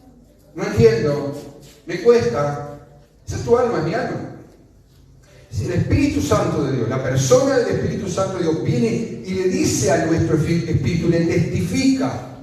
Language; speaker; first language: Spanish; native; Spanish